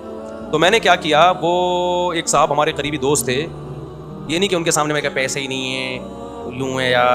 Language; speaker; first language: Urdu; native; Urdu